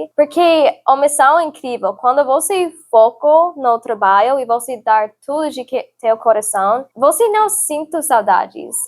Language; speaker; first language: Portuguese; non-native, learner; English